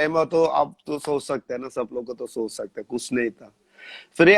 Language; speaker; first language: Hindi; non-native, local second language; Malayalam